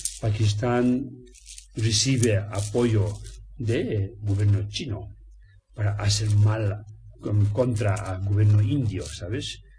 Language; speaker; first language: Spanish; non-native, learner; Tibetan